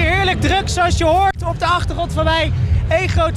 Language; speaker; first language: Dutch; native; Dutch